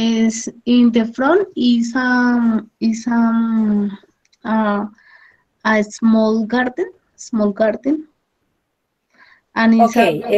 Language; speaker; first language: English; non-native, learner; Spanish